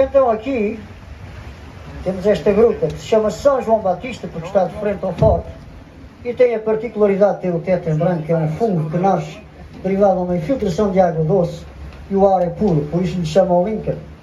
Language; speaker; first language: Portuguese; native; Portuguese